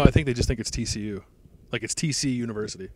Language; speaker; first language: English; native; English